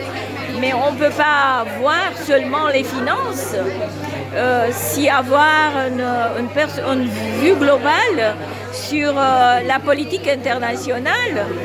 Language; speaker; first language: French; non-native, fluent; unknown